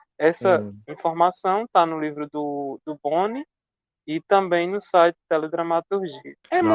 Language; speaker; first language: Portuguese; native; Portuguese